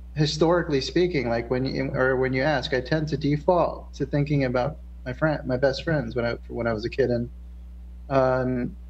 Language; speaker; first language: English; native; English